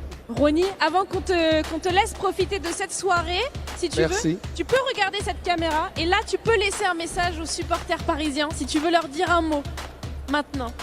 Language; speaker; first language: French; native; French